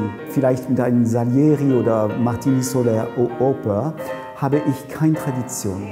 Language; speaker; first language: German; non-native, fluent; French